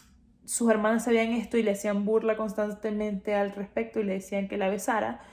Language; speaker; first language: Spanish; native; Spanish